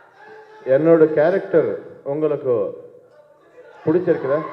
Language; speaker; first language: Tamil; non-native, learner; Telugu